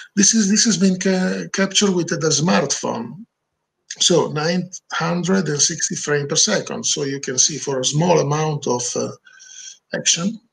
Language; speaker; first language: English; non-native, learner; Italian